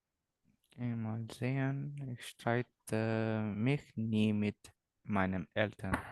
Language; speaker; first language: German; non-native, learner; Spanish